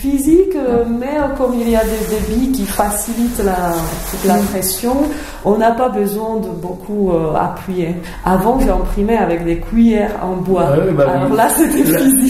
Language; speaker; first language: French; non-native, fluent; Czech